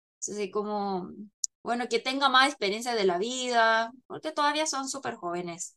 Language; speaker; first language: Spanish; non-native, fluent; Korean